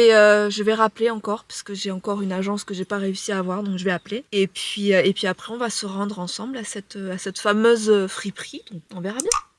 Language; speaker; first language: French; native; French